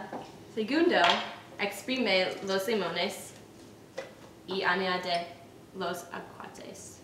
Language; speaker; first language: Spanish; non-native, learner; English